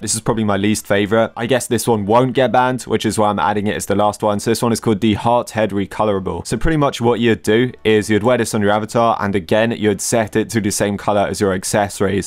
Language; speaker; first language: English; native; English